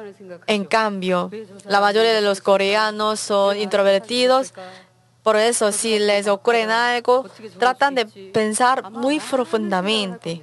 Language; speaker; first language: Spanish; non-native, learner; Korean